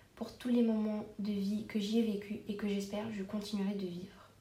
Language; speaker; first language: French; non-native, local second language; Arabic